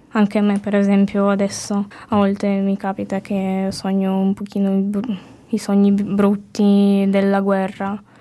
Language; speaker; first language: Italian; non-native, fluent; Ukrainian